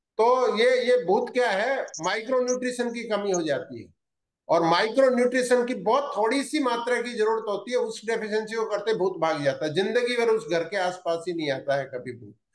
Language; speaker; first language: Hindi; native; Hindi